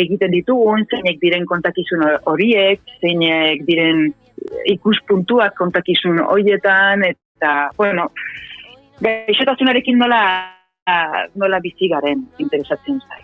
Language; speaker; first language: Basque; non-native, local second language; Spanish